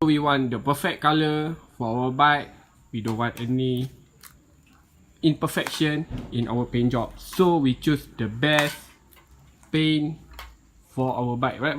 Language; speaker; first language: English; non-native, local second language; Malay